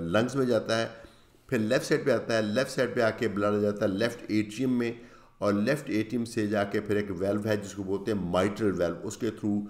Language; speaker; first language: Urdu; native; Urdu